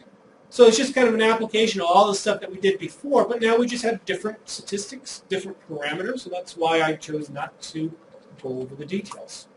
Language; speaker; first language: English; native; English